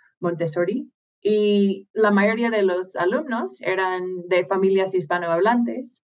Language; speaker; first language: Spanish; non-native, fluent; English